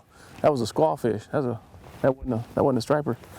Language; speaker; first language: English; native; English